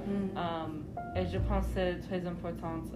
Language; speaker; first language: French; non-native, learner; English